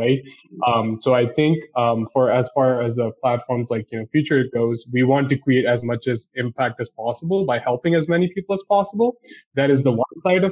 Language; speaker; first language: English; non-native, local second language; Urdu